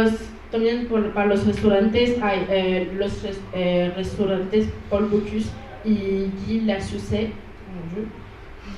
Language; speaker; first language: Spanish; non-native, learner; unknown